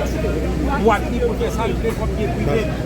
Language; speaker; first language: French; non-native, local second language; Haitian Creole